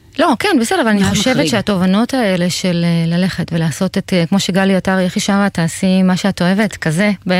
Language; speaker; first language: Hebrew; native; Hebrew